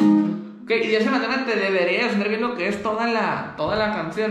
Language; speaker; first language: Spanish; native; Spanish